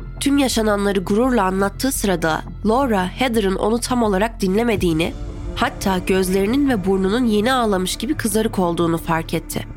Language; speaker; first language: Turkish; native; Turkish